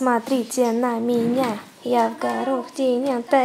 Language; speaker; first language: Russian; native; Russian